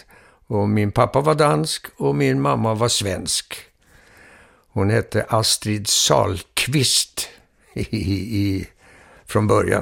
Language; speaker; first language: Swedish; early bilingual, heritage; Swedish